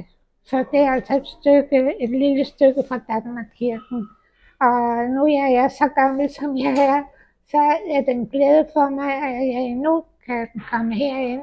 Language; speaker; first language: Danish; early bilingual, heritage; Danish